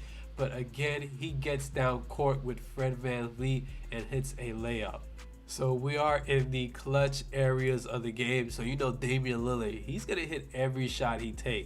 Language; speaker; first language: English; native; English